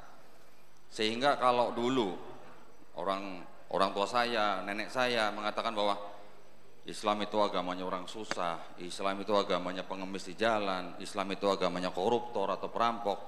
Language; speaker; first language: Indonesian; native; Indonesian